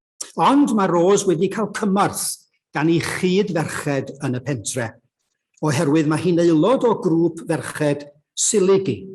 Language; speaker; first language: Welsh; native; Welsh